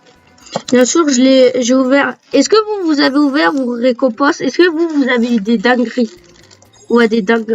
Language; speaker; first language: French; native; French